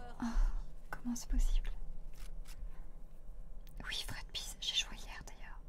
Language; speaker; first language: French; native; French